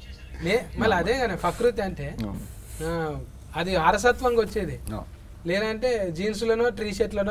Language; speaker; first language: Telugu; native; Telugu